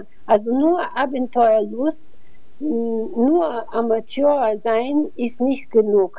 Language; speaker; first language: German; non-native, fluent; Bulgarian